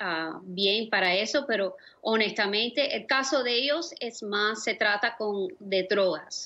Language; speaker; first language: Spanish; early bilingual, other home language; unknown